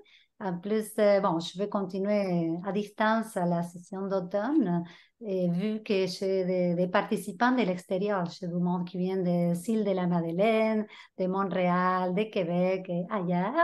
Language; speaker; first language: French; non-native, fluent; Spanish